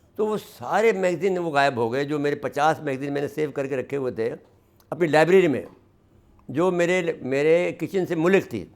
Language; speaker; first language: Urdu; native; Urdu